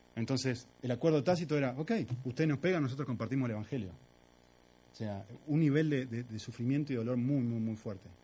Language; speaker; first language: Spanish; native; Spanish